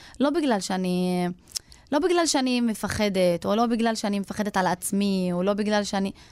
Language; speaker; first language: Hebrew; non-native, local second language; Arabic